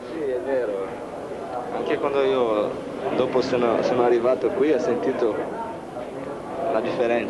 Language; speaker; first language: Italian; non-native, fluent; Portuguese